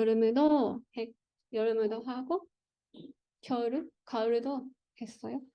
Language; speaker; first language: Korean; non-native, learner; Japanese